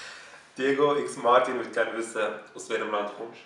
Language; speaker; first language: German; native; German